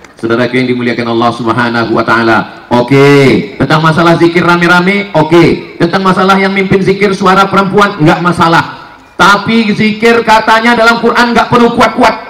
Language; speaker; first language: Indonesian; native; Indonesian